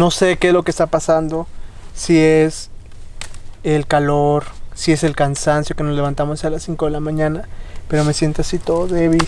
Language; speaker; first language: Spanish; native; Spanish